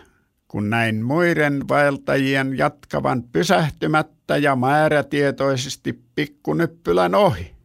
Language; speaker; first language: Finnish; native; Finnish